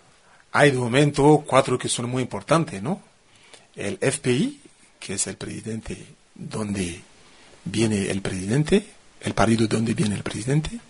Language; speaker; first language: Spanish; non-native, fluent; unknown